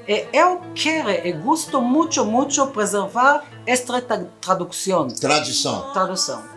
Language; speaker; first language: Portuguese; non-native, learner; Spanish